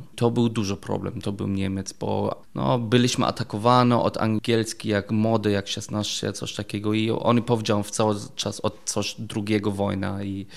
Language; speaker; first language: Polish; non-native, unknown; German